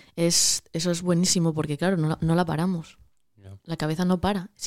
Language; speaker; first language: Spanish; native; Spanish